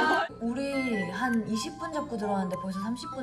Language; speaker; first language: Korean; native; Korean